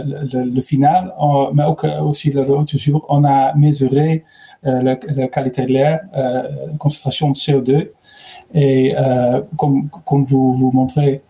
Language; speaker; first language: French; non-native, learner; Dutch